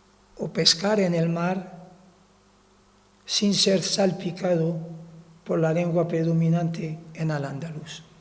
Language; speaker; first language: Spanish; non-native, fluent; Arabic